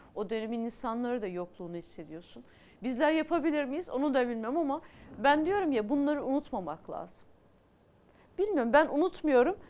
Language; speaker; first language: Turkish; native; Turkish